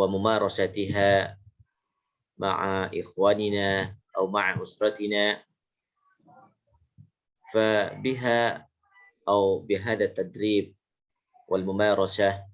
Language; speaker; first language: Arabic; non-native, fluent; Indonesian